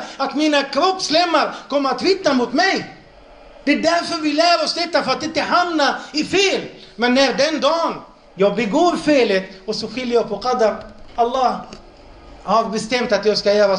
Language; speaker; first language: Swedish; non-native, local second language; Arabic